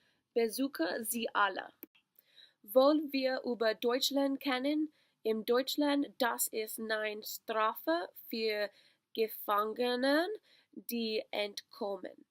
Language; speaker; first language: German; non-native, learner; English